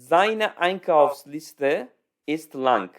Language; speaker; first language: German; non-native, fluent; Turkish